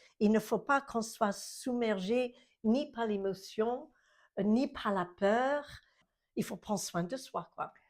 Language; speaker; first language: French; non-native, fluent; English